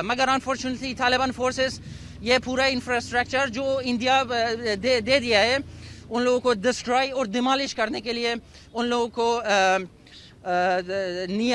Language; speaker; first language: Hindi; non-native, fluent; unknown